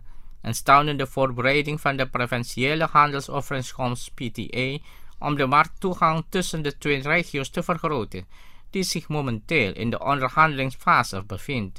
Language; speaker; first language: Dutch; non-native, fluent; Indonesian